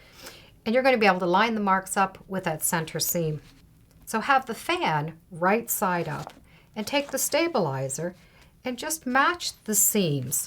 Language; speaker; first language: English; native; English